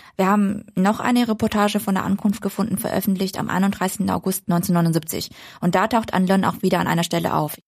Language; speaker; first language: German; early bilingual, other home language; Vietnamese